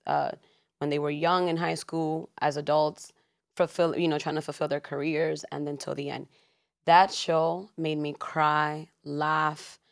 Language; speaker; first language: English; early bilingual, other home language; Spanish